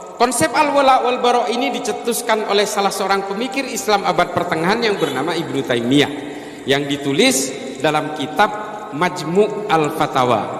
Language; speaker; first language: Indonesian; non-native, local second language; Madurese